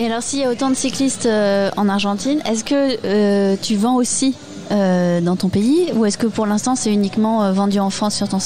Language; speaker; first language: French; native; French